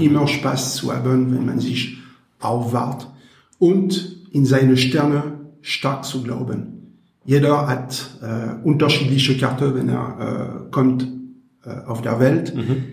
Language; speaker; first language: German; non-native, learner; French